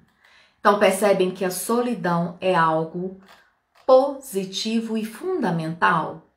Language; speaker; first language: Portuguese; native; Portuguese